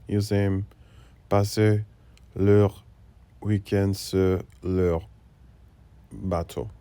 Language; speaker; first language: French; non-native, learner; English